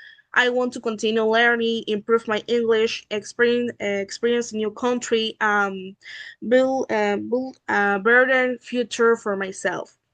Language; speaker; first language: English; non-native, learner; Spanish